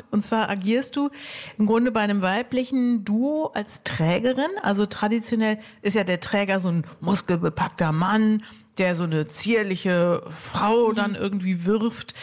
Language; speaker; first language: German; native; German